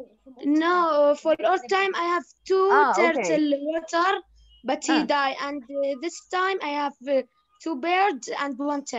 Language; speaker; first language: English; non-native, learner; Arabic